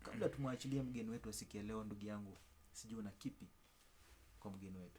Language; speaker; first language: Swahili; non-native, local second language; Luyia